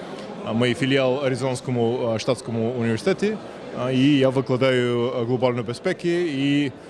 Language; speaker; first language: Ukrainian; non-native, fluent; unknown